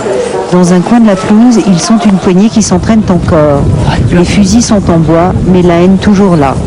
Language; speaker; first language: French; native; French